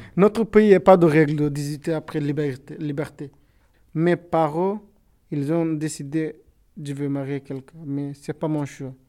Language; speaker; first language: French; non-native, learner; Bangla